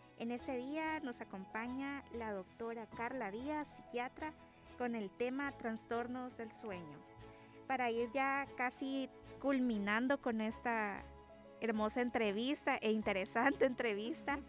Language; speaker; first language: Spanish; native; Spanish